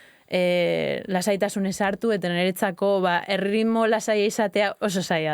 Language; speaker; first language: Basque; native; Basque